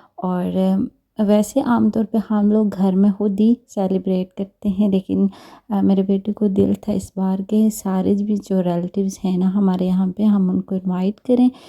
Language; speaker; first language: Urdu; native; Urdu